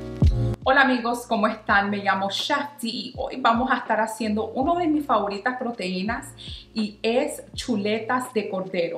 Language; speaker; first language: Spanish; non-native, fluent; English